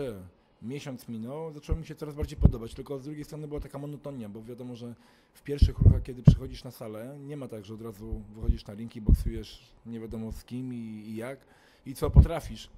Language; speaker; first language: Polish; native; Polish